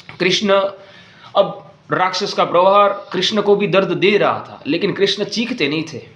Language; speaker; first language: Hindi; non-native, local second language; Gujarati